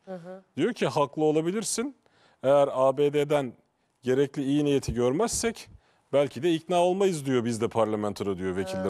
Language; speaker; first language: Turkish; native; Turkish